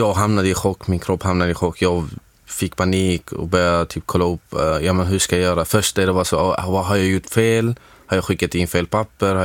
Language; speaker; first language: Swedish; non-native, fluent; Arabic